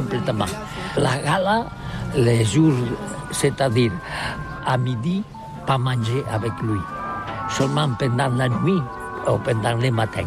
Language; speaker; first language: French; non-native, learner; Catalan